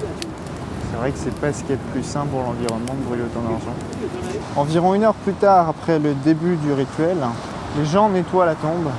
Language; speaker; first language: French; native; French